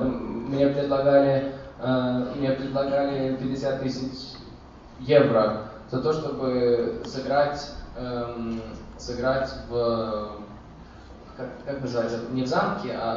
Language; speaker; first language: Russian; early bilingual, heritage; Russian